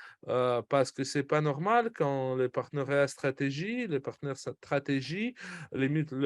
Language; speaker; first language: French; non-native, fluent; Russian